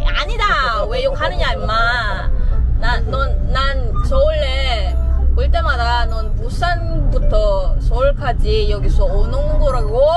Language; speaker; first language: Korean; non-native, learner; Filipino